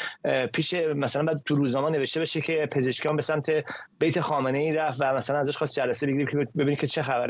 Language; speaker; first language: Persian; native; Persian